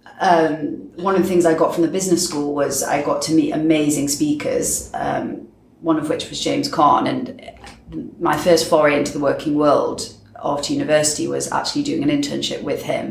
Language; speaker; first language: English; native; English